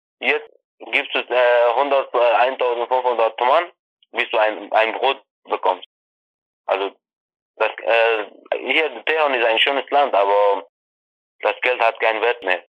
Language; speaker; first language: German; non-native, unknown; Persian